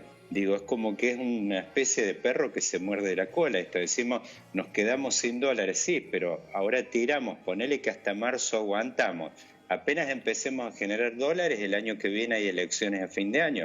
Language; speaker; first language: Spanish; native; Spanish